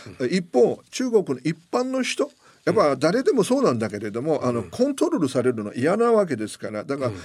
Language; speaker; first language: Japanese; non-native, fluent; Chinese